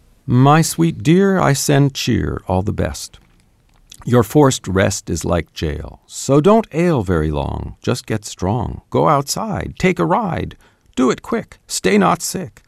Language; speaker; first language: English; native; English